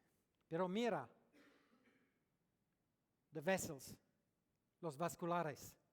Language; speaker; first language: Spanish; non-native, learner; French